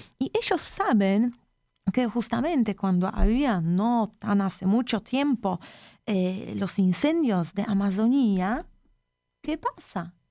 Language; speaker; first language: Spanish; non-native, fluent; Polish